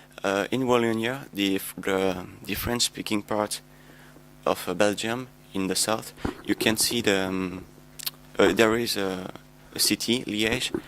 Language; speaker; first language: English; non-native, learner; French